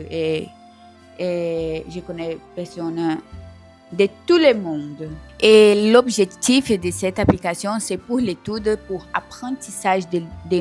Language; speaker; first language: French; non-native, learner; Portuguese